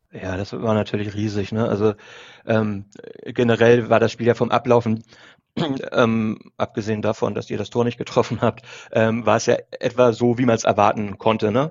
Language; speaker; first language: German; native; German